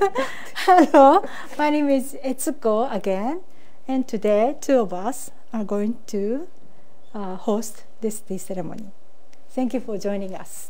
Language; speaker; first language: English; non-native, fluent; Japanese